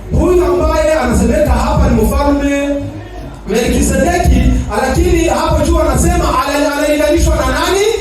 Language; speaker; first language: Swahili; non-native, local second language; Kinyarwanda